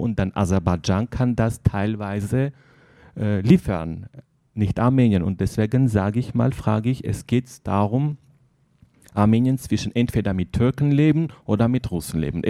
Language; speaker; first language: German; non-native, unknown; Armenian